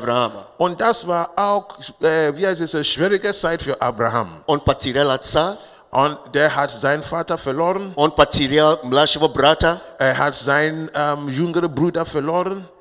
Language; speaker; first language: German; non-native, learner; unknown